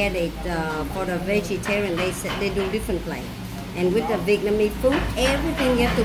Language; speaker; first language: English; non-native, fluent; Vietnamese